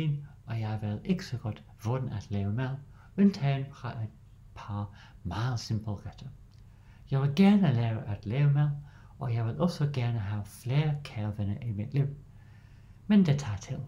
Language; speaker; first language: Danish; non-native, learner; English